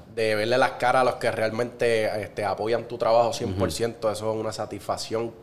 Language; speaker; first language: Spanish; native; Spanish